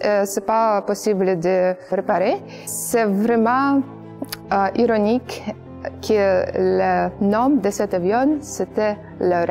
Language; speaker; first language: French; non-native, learner; Ukrainian